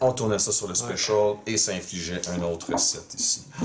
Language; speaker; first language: French; native; French